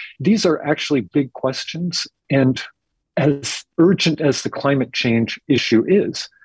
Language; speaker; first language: English; native; English